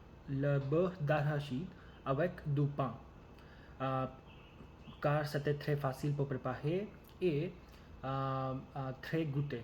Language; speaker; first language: French; non-native, learner; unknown